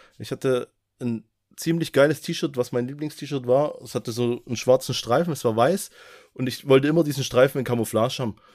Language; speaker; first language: German; native; German